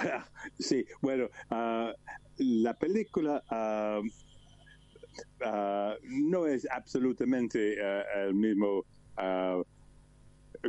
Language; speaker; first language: Spanish; non-native, learner; English